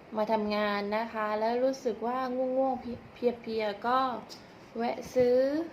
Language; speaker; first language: Thai; native; Thai